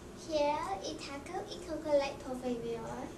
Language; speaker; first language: Spanish; non-native, learner; English